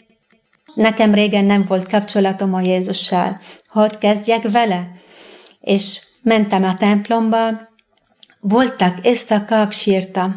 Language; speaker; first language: Hungarian; non-native, fluent; Arabic